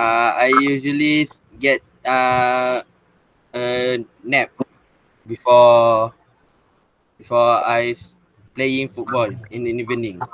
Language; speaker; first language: English; non-native, local second language; Malay